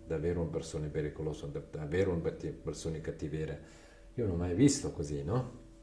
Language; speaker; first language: Italian; non-native, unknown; Tibetan